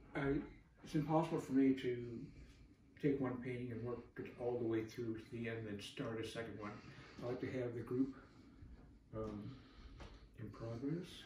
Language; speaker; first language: English; native; English